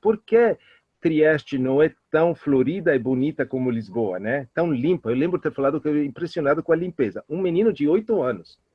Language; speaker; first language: Portuguese; non-native, fluent; Italian